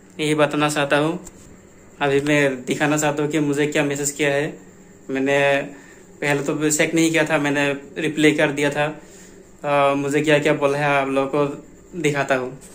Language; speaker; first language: Hindi; non-native, local second language; Marathi